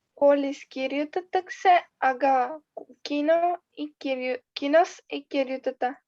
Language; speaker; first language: Estonian; non-native, learner; Russian